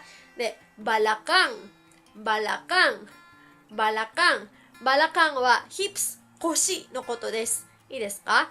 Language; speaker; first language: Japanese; early bilingual, heritage; Filipino